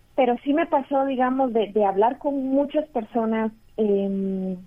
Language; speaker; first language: Spanish; native; Spanish